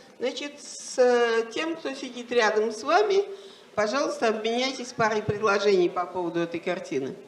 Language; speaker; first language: Russian; native; Russian